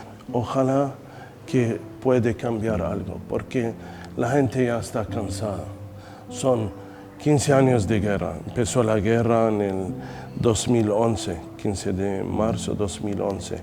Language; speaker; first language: Spanish; non-native, fluent; Arabic